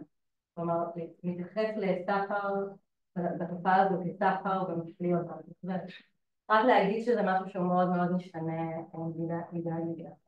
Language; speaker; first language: Hebrew; native; Hebrew